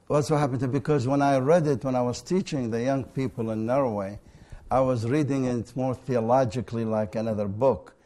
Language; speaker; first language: English; non-native, fluent; Arabic